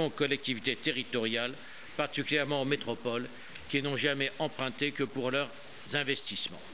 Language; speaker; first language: French; native; French